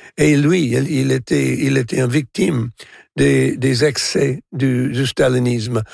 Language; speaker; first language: French; non-native, local second language; English